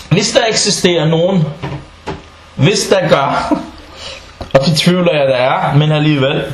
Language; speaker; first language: Danish; non-native, fluent; Arabic